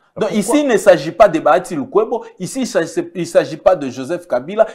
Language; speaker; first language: French; non-native, local second language; Swahili